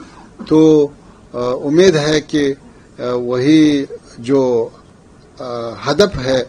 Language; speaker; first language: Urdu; non-native, fluent; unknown